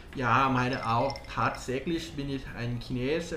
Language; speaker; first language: German; non-native, learner; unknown